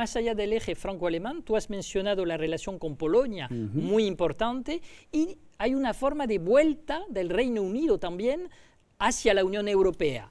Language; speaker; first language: Spanish; non-native, fluent; French